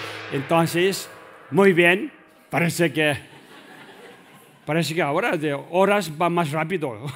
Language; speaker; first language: Spanish; non-native, learner; Tibetan